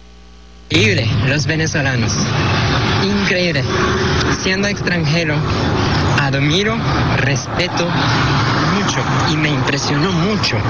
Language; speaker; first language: Spanish; non-native, fluent; Japanese